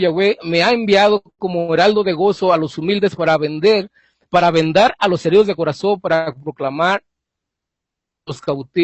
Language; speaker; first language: Spanish; native; Spanish